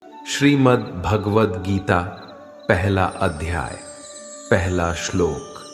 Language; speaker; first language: Hindi; native; Hindi